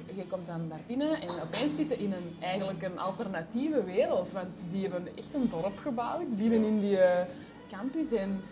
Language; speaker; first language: Dutch; native; Dutch